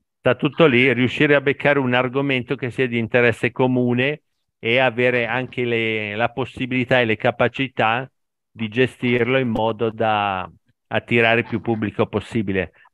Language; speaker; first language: Italian; native; Italian